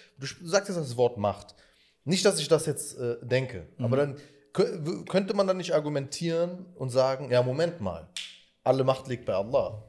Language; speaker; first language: German; early bilingual, other home language; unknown